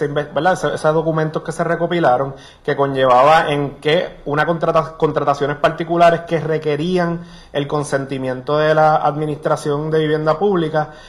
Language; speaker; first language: Spanish; native; Spanish